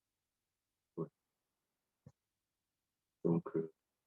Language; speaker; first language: French; non-native, learner; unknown